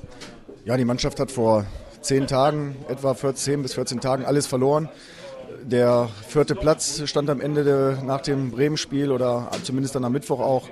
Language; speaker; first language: German; native; German